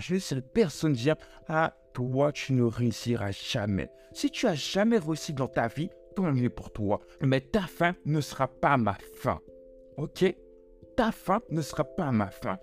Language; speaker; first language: French; native; French